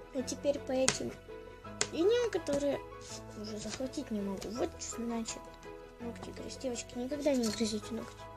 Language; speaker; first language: Russian; native; Russian